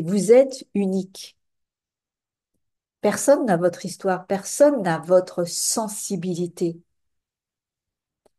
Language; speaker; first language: French; native; French